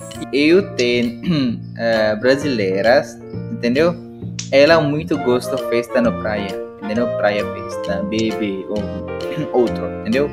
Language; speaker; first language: Portuguese; non-native, learner; Indonesian